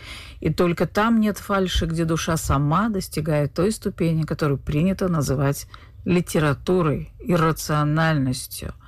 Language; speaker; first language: Russian; native; Russian